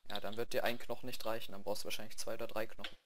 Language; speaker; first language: German; native; German